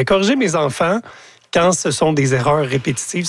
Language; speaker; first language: French; native; French